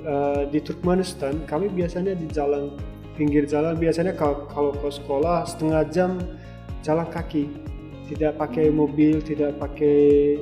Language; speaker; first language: Indonesian; non-native, fluent; Turkmen